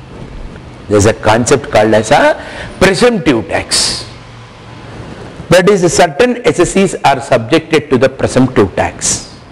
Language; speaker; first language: English; non-native, local second language; Hindi